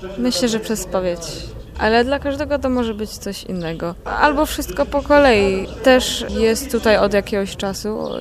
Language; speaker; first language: Polish; native; Polish